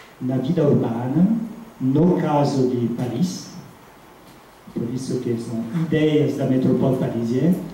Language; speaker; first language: Portuguese; non-native, fluent; Italian